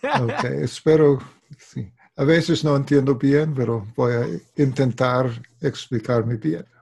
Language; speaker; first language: Spanish; non-native, fluent; English